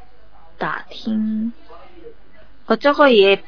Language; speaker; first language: Chinese; non-native, learner; Korean